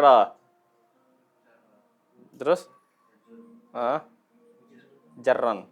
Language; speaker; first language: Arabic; non-native, fluent; Indonesian